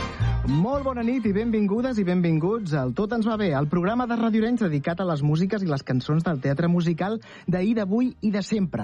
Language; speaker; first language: Catalan; native; Catalan